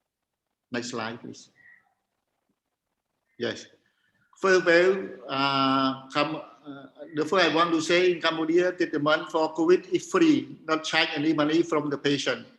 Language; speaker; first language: English; non-native, learner; Khmer